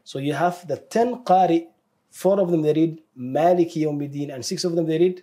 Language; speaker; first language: English; non-native, fluent; Somali